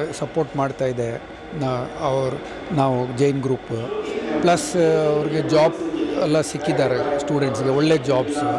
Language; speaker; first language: Kannada; non-native, fluent; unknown